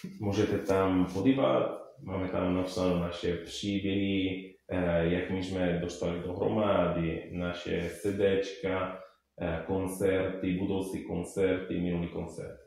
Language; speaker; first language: Czech; non-native, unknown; Italian